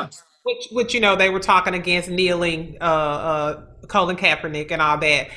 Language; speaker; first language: English; native; English